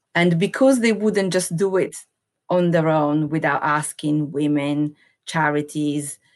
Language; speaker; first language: English; non-native, fluent; Italian